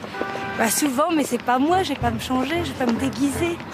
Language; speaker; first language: French; native; French